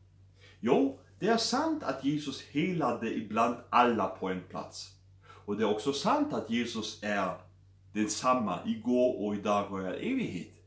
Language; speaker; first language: Swedish; non-native, fluent; German